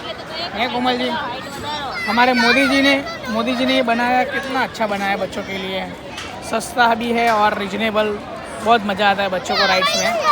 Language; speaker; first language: Hindi; non-native, local second language; Gujarati